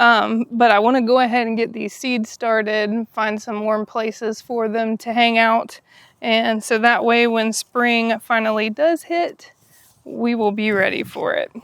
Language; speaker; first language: English; native; English